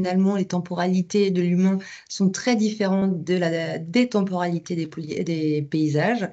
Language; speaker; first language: French; native; French